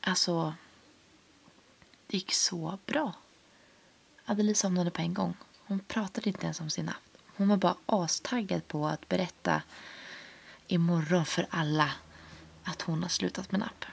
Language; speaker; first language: Swedish; native; Swedish